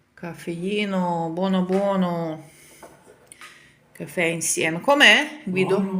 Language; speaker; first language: Italian; non-native, local second language; Ukrainian